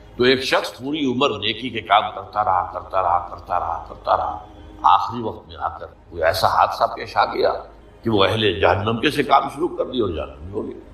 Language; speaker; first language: Urdu; native; Urdu